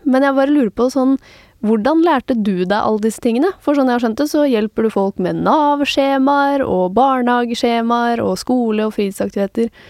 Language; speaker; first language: Norwegian; native; Norwegian